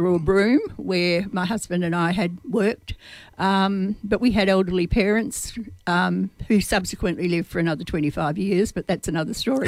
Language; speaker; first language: English; native; English